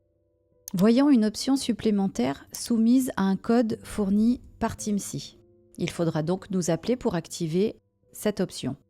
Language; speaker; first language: French; native; French